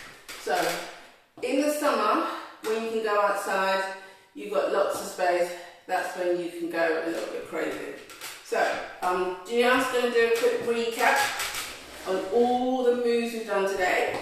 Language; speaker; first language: English; native; English